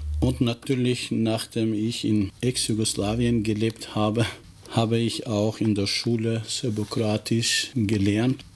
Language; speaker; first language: German; non-native, fluent; Albanian